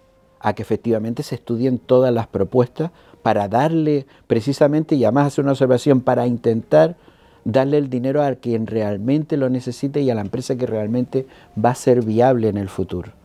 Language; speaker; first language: Spanish; native; Spanish